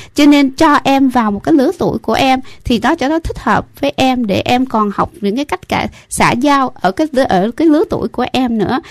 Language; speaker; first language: Vietnamese; early bilingual, heritage; Vietnamese